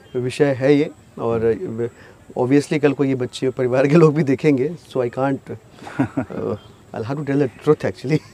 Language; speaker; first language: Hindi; native; Hindi